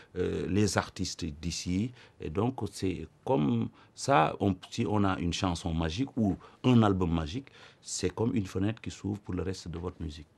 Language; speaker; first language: French; non-native, local second language; Wolof